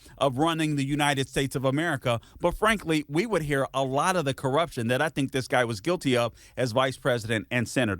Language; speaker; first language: English; native; English